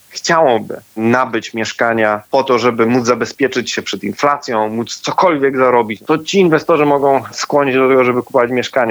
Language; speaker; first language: Polish; native; Polish